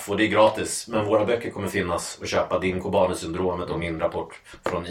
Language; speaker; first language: Swedish; native; Swedish